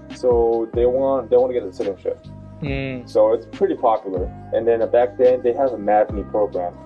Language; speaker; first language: English; non-native, learner; Korean